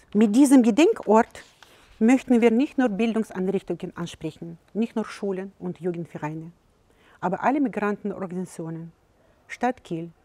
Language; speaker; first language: German; non-native, fluent; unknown